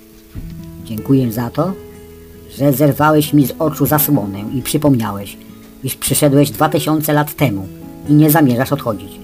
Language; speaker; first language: Polish; native; Polish